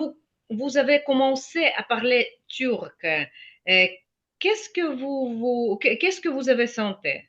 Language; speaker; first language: French; non-native, fluent; Ukrainian